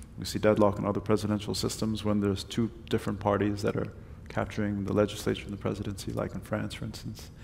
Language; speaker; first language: English; native; English